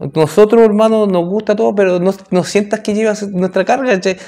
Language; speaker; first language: Spanish; native; Spanish